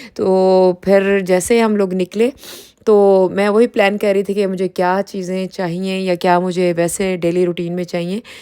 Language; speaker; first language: Urdu; native; Urdu